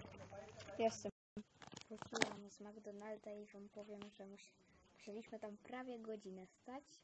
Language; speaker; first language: Polish; native; Polish